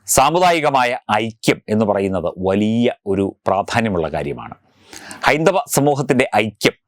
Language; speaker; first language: Malayalam; native; Malayalam